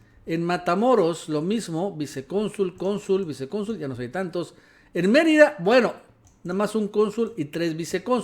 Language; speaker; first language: Spanish; native; Spanish